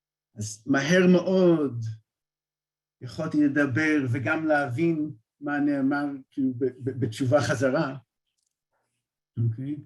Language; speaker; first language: Hebrew; non-native, fluent; English